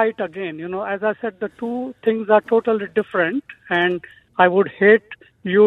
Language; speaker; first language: English; non-native, local second language; Marathi